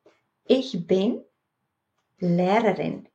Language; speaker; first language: German; non-native, fluent; Latvian